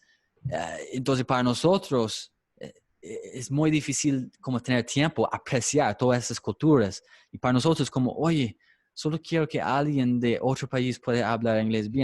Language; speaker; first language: Spanish; non-native, fluent; English